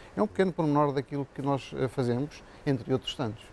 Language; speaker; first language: Portuguese; native; Portuguese